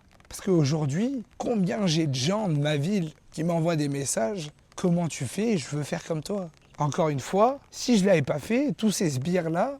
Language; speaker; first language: French; native; French